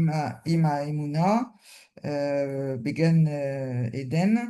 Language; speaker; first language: Hebrew; non-native, learner; French